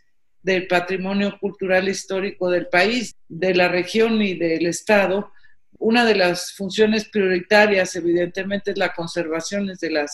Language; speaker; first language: Spanish; native; Spanish